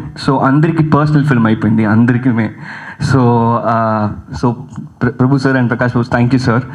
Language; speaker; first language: Telugu; early bilingual, heritage; Telugu